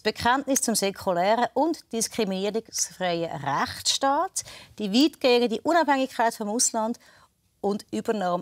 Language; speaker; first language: German; native; German